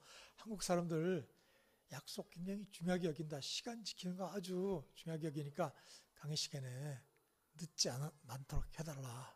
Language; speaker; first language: Korean; native; Korean